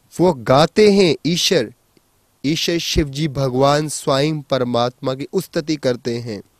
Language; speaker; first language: Hindi; non-native, local second language; Punjabi